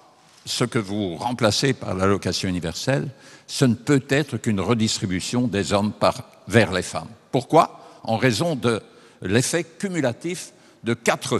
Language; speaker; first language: French; native; French